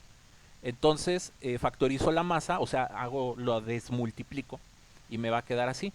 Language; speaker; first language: Spanish; native; Spanish